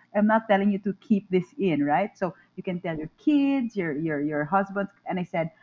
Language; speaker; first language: English; non-native, local second language; Filipino